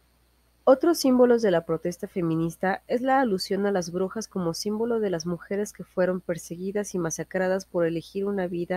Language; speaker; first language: Spanish; native; Spanish